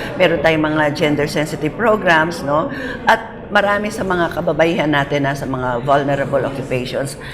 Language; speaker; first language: Filipino; non-native, local second language; Pampanga